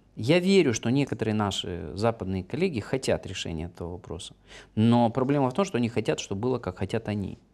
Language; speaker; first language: Russian; native; Russian